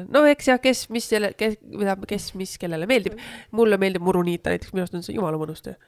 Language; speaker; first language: Estonian; native; Estonian